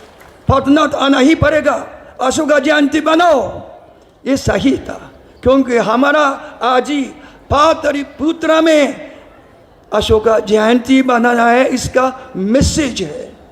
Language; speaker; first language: Hindi; non-native, learner; Japanese